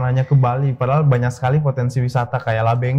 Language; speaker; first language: Indonesian; native; Indonesian